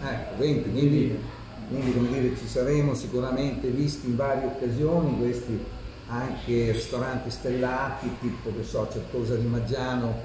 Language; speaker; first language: Italian; native; Italian